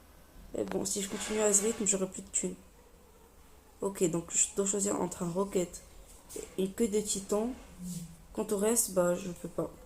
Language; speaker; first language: French; native; French